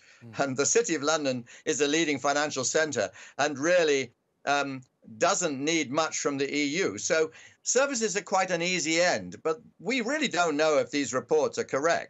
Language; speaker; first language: English; native; English